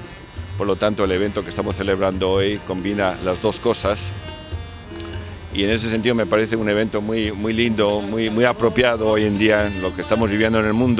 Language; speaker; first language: Spanish; native; Spanish